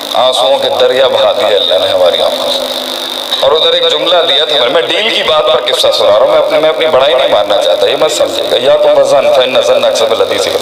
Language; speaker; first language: Urdu; non-native, local second language; Punjabi